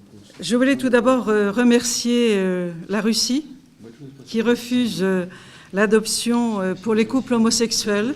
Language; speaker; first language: French; native; French